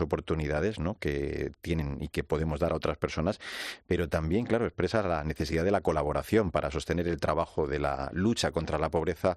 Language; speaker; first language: Spanish; native; Spanish